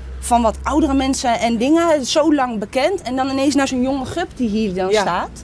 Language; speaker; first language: Dutch; native; Dutch